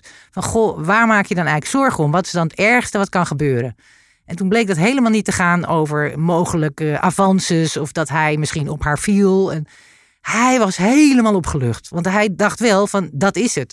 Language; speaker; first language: Dutch; native; Dutch